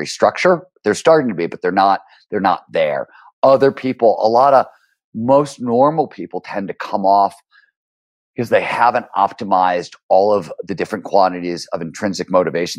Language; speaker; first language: English; native; English